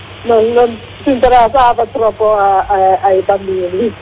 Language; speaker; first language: Italian; early bilingual, heritage; English